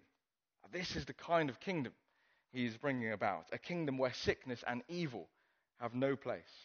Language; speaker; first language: English; non-native, local second language; Cantonese